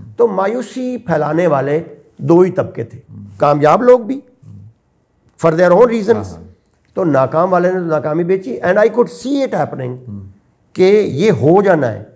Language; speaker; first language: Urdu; non-native, local second language; Punjabi